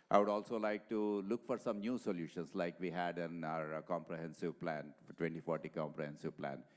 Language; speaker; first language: English; non-native, local second language; Telugu